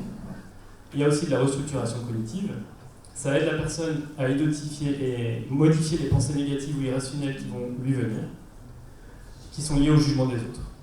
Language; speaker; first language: French; native; French